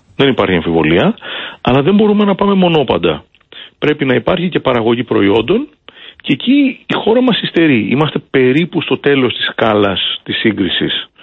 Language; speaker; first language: Greek; native; Greek